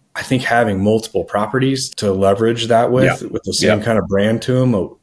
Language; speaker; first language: English; native; English